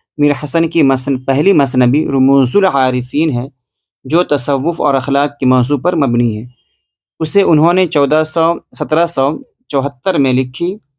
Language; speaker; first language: Urdu; native; Urdu